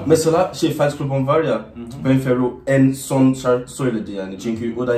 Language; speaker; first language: Turkish; non-native, learner; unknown